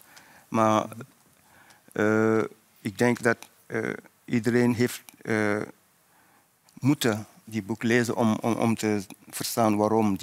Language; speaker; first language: Dutch; non-native, fluent; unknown